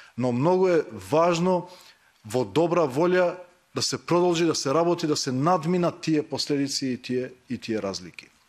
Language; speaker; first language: Macedonian; non-native, local second language; Albanian